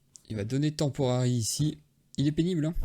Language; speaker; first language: French; native; French